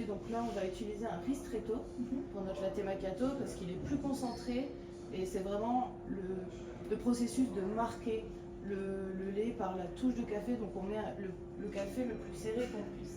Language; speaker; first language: French; native; French